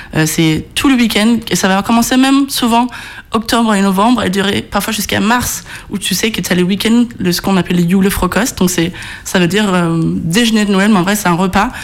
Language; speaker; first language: French; non-native, fluent; Danish